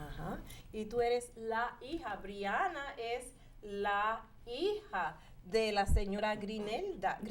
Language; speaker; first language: Spanish; non-native, learner; English